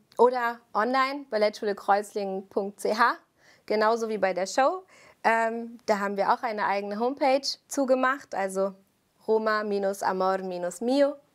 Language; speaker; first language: German; early bilingual, other home language; Italian